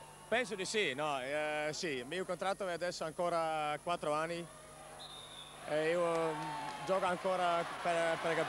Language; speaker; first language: Italian; non-native, learner; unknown